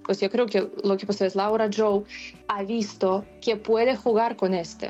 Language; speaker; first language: Spanish; non-native, fluent; Ukrainian